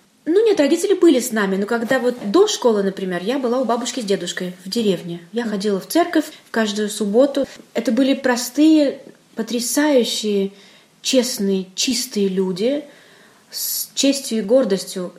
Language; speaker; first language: Russian; non-native, local second language; Romanian